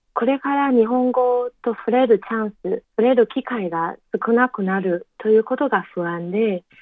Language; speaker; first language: Japanese; non-native, learner; Chinese